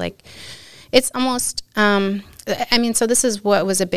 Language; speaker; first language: English; native; English